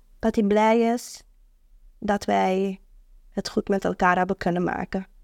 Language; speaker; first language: Dutch; non-native, local second language; Papiamento